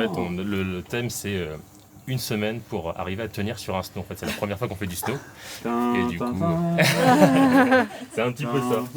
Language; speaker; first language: French; native; French